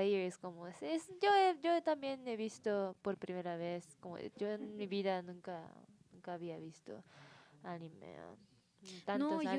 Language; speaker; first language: Spanish; non-native, learner; Japanese